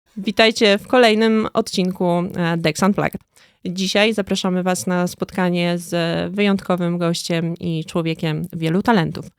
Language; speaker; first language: Polish; native; Polish